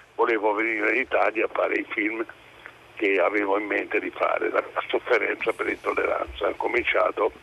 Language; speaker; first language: Italian; native; Italian